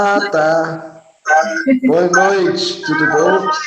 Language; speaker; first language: Portuguese; non-native, fluent; English